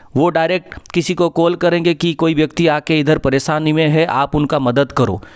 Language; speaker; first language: Hindi; non-native, local second language; Odia